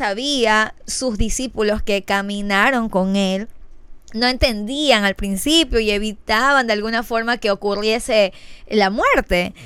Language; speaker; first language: Spanish; native; Spanish